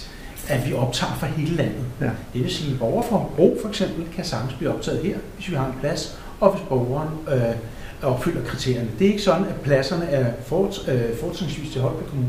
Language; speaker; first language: Danish; native; Danish